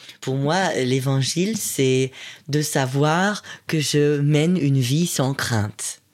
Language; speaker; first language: French; non-native, fluent; German